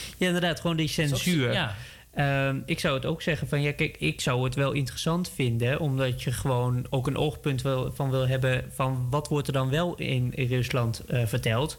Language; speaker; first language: Dutch; native; Dutch